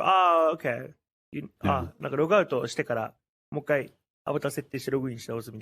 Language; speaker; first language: Japanese; native; Japanese